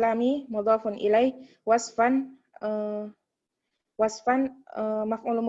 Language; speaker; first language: Arabic; non-native, learner; Indonesian